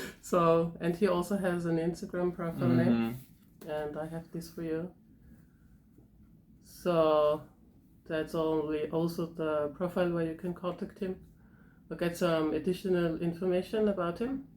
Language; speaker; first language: English; non-native, fluent; German